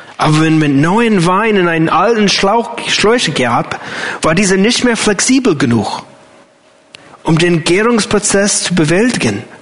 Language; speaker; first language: German; non-native, fluent; English